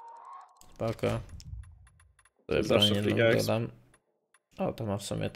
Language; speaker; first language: Polish; native; Polish